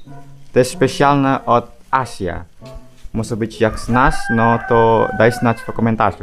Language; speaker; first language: Polish; non-native, learner; Balinese